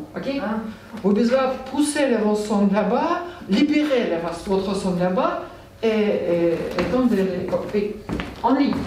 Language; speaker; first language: French; non-native, learner; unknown